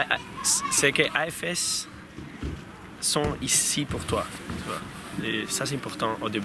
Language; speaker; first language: French; non-native, learner; Spanish